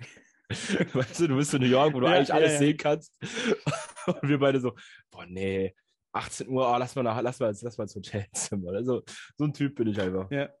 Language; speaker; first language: German; native; German